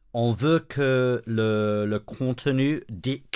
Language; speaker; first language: French; non-native, fluent; English